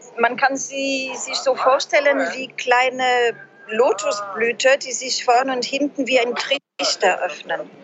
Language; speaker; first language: German; non-native, fluent; French